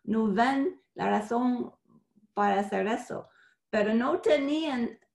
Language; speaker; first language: Spanish; non-native, fluent; English